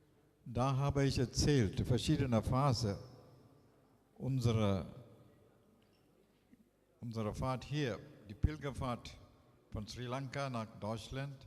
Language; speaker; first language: German; non-native, fluent; Tamil